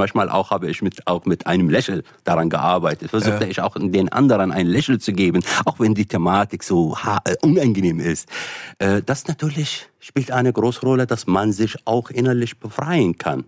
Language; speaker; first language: German; non-native, fluent; Arabic